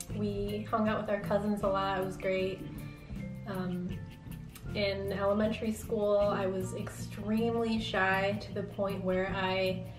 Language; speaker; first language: English; native; English